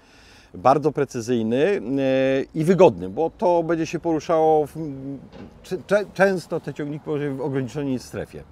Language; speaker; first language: Polish; native; Polish